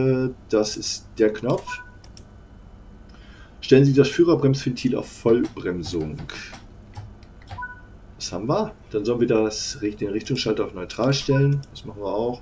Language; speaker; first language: German; native; German